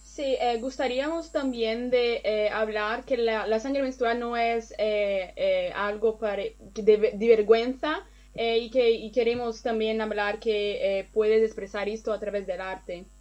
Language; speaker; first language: Spanish; non-native, learner; Portuguese